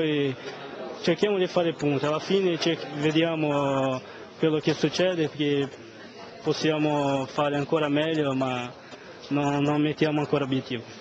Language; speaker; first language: Italian; non-native, learner; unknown